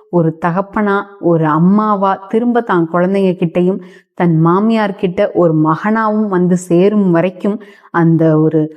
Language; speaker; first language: Tamil; native; Tamil